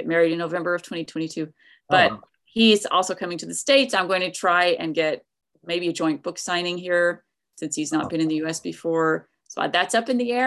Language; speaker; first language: English; native; English